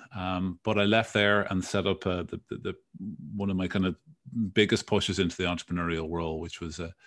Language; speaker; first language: English; native; English